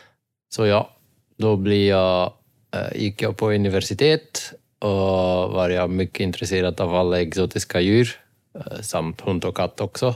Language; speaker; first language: Swedish; non-native, fluent; Dutch